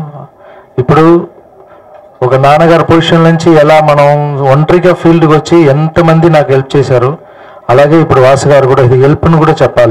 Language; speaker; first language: Telugu; non-native, local second language; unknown